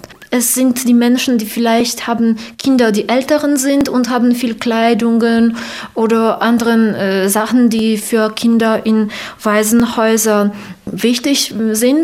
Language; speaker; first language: German; non-native, fluent; Polish